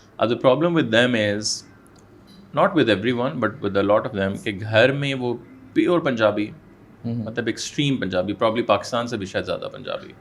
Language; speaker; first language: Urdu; native; Urdu